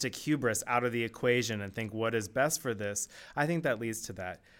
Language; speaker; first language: English; native; English